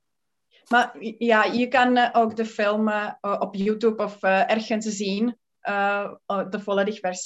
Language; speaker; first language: Dutch; non-native, learner; Czech